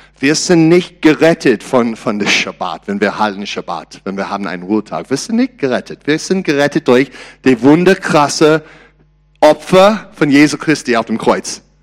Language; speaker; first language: German; non-native, learner; English